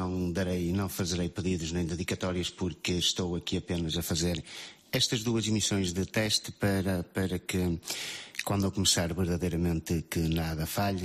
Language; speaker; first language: Portuguese; native; Portuguese